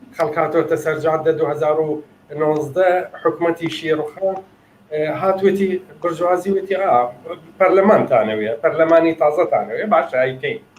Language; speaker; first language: Central Kurdish; non-native, local second language; Arabic